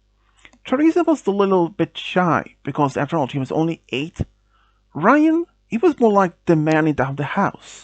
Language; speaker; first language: English; non-native, fluent; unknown